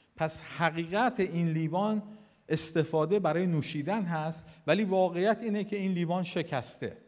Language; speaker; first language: Persian; native; Persian